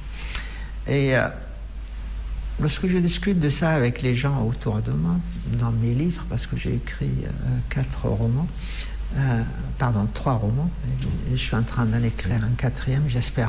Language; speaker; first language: French; non-native, fluent; Arabic